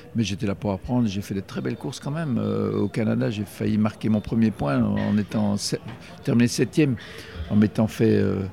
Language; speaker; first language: French; native; French